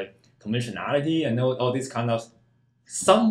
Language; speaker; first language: English; non-native, fluent; Chinese